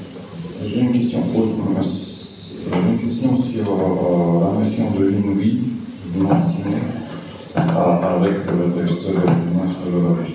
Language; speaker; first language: French; non-native, fluent; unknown